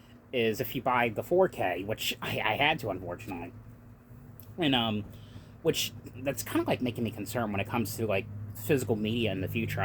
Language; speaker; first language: English; native; English